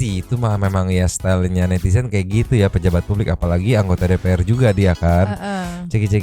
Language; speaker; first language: Indonesian; native; Indonesian